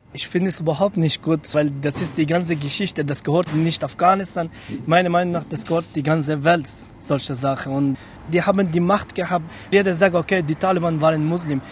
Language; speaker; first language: German; non-native, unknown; Persian